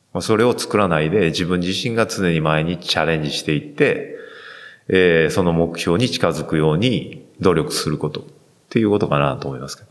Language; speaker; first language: Japanese; native; Japanese